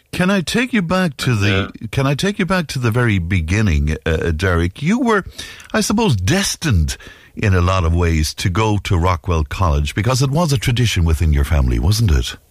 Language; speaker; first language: English; native; English